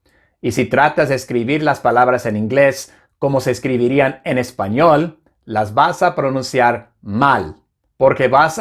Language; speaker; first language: Spanish; non-native, fluent; English